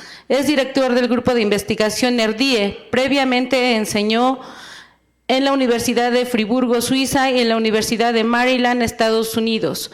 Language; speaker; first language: Spanish; native; Spanish